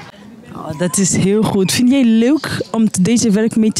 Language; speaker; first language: Dutch; non-native, learner; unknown